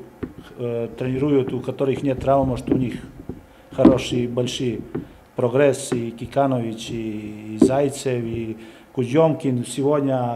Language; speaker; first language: Russian; non-native, learner; Serbian